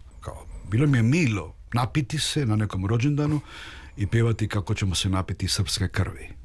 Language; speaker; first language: Serbian; early bilingual, heritage; Croatian